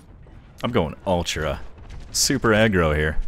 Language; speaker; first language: English; native; English